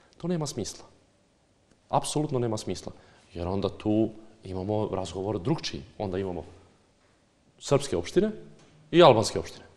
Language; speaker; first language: Bosnian; non-native, local second language; Albanian